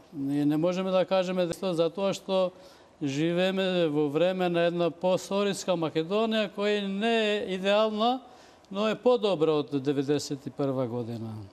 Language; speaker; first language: Macedonian; non-native, local second language; Albanian